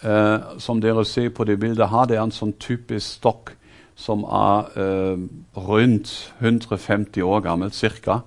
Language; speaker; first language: Norwegian; non-native, fluent; German